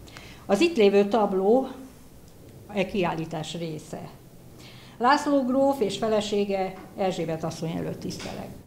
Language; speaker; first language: Hungarian; native; Hungarian